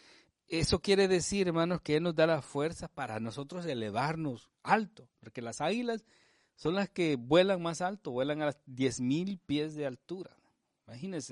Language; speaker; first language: Spanish; native; Spanish